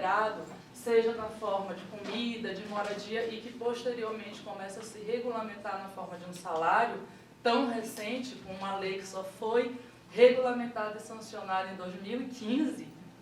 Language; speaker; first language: Portuguese; native; Portuguese